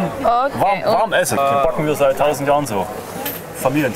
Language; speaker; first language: German; native; German